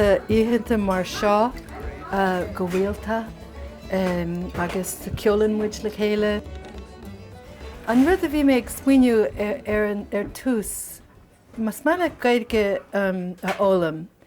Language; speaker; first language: Irish; non-native, fluent; English